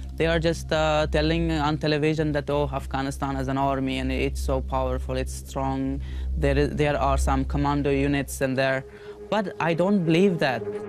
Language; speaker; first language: English; non-native, fluent; Persian